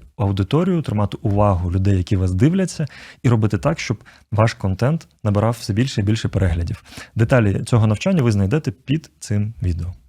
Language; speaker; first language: Ukrainian; native; Ukrainian